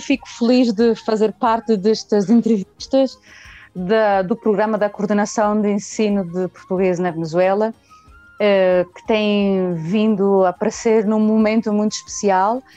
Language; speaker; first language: Portuguese; early bilingual, heritage; Portuguese